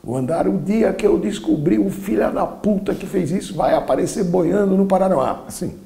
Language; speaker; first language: Portuguese; early bilingual, other home language; Polish